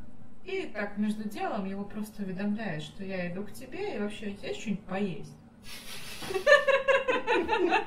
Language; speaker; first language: Russian; native; Russian